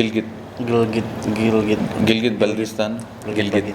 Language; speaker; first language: Indonesian; non-native, learner; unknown